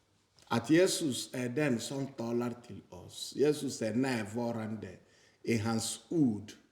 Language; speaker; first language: Swedish; non-native, fluent; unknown